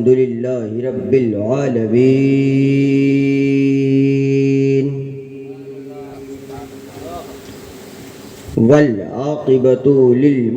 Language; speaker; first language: Hindi; native; Hindi